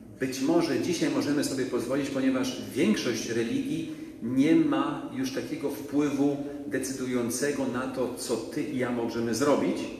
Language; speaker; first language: Polish; native; Polish